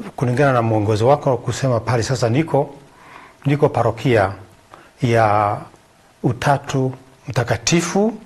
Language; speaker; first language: Swahili; non-native, local second language; Kikuyu